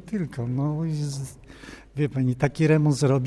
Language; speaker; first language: Polish; non-native, local second language; Ukrainian